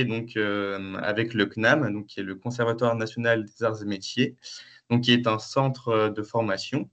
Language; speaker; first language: French; native; French